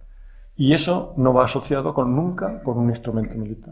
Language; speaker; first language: Spanish; native; Spanish